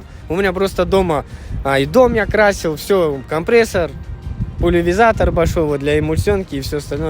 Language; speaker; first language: Russian; native; Russian